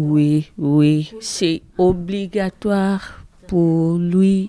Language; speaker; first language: French; non-native, learner; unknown